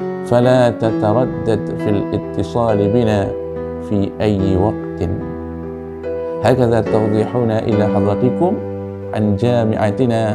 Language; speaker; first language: Arabic; non-native, fluent; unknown